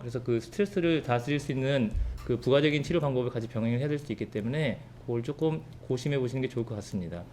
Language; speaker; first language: Korean; native; Korean